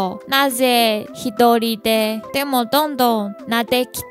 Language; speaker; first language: Japanese; non-native, learner; Chinese